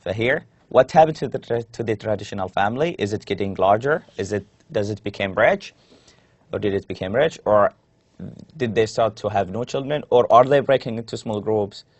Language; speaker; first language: English; non-native, fluent; Arabic